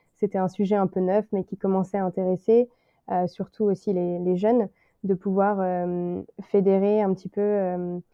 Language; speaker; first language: French; native; French